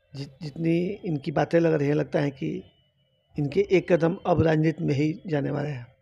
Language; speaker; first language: Hindi; native; Hindi